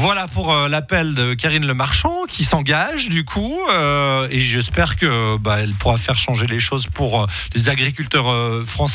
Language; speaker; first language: French; native; French